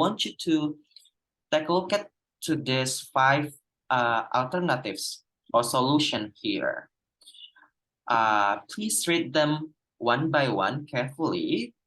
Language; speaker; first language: English; non-native, fluent; Indonesian